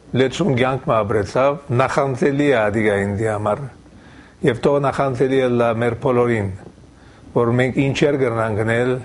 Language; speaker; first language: Armenian; early bilingual, heritage; Armenian